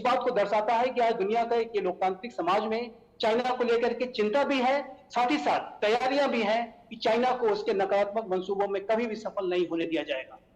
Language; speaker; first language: Hindi; native; Hindi